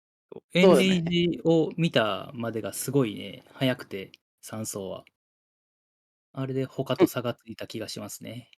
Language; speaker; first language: Japanese; native; Japanese